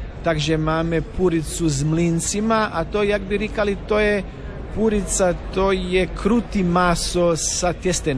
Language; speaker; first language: Slovak; non-native, learner; Croatian